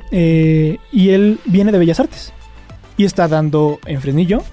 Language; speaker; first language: Spanish; native; Spanish